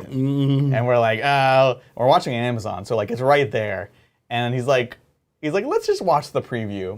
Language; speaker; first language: English; native; English